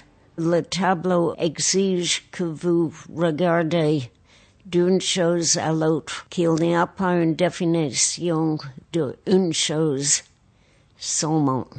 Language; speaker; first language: French; non-native, fluent; English